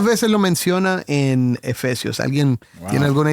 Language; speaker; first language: Spanish; native; Spanish